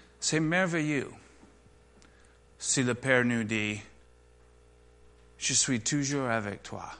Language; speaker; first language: French; non-native, learner; English